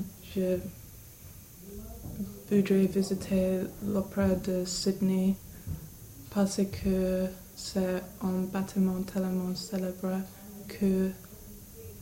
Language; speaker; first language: French; non-native, learner; English